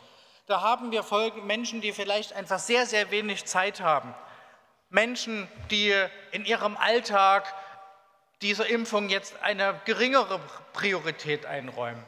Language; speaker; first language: German; native; German